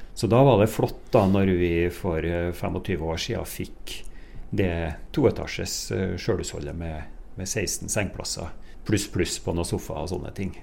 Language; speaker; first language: Norwegian; native; Norwegian